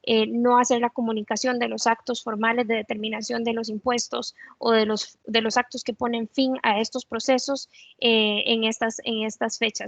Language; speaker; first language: Spanish; native; Spanish